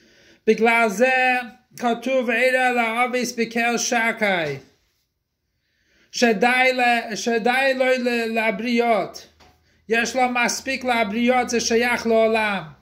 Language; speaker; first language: Hebrew; non-native, fluent; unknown